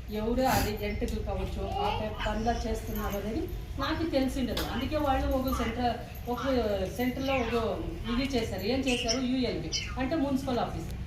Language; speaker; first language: Telugu; non-native, local second language; Kannada